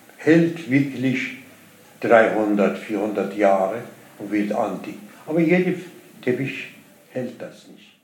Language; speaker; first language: German; non-native, learner; Persian